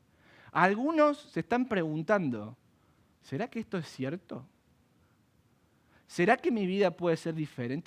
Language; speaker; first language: Spanish; native; Spanish